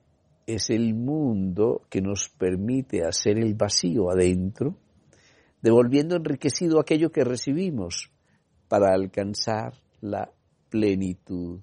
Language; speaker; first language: Spanish; native; Spanish